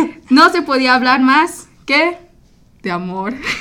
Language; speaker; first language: Spanish; early bilingual, heritage; Spanish